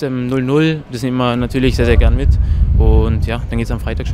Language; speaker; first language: German; native; German